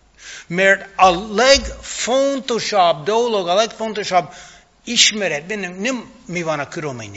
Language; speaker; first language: Hungarian; non-native, fluent; English